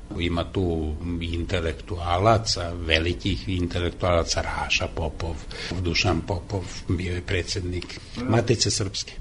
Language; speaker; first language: Serbian; non-native, local second language; Hungarian